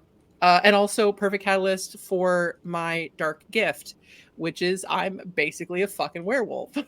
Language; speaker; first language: English; native; English